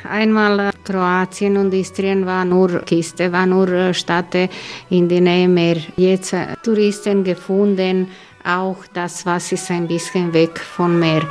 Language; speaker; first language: German; non-native, learner; Croatian